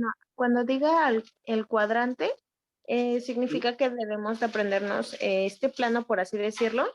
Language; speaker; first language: Spanish; native; Spanish